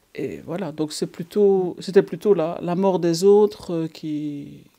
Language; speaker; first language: French; native; French